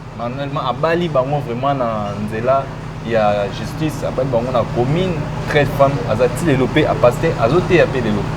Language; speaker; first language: Lingala; non-native, local second language; Luba-Lulua